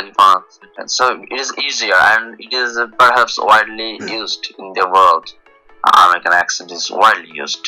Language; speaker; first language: English; non-native, local second language; Bangla